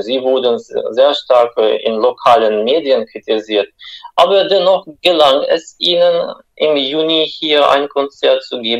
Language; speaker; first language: German; non-native, fluent; Russian